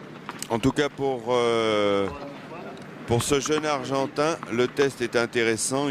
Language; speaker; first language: French; native; French